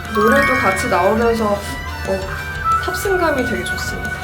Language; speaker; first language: Korean; native; Korean